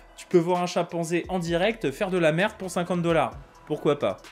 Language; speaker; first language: French; native; French